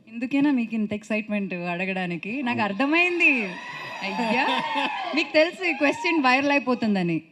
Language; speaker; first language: Telugu; non-native, fluent; Malayalam